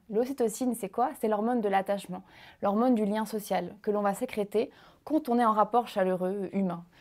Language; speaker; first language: French; native; French